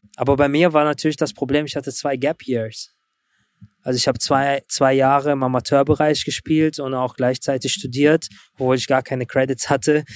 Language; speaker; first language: German; early bilingual, other home language; Russian